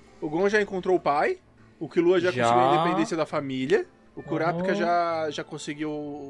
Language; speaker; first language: Portuguese; native; Portuguese